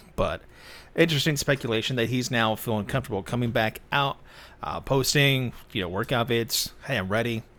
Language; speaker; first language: English; native; English